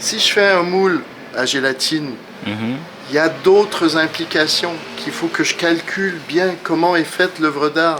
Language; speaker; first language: French; native; French